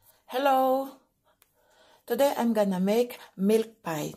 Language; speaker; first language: English; non-native, local second language; Filipino